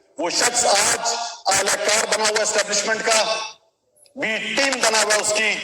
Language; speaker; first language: Urdu; non-native, local second language; Pashto